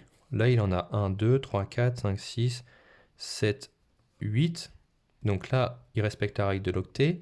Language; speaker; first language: French; native; French